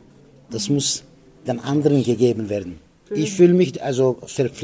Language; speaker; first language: German; non-native, fluent; Aramaic